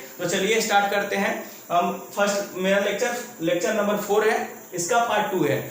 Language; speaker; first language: Hindi; native; Hindi